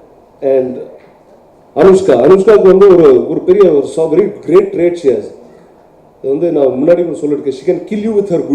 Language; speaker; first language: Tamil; non-native, local second language; Telugu